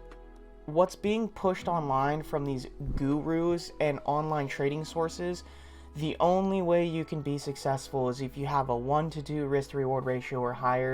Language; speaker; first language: English; native; English